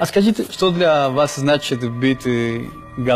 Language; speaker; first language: Russian; non-native, learner; Spanish